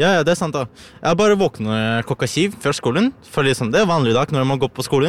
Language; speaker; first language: Norwegian; non-native, learner; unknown